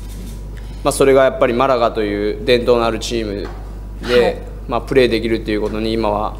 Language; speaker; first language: Japanese; native; Japanese